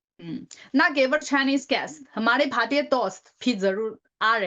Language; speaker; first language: Hindi; non-native, learner; Chinese